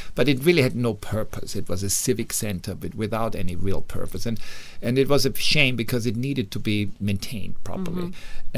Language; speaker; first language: English; non-native, fluent; German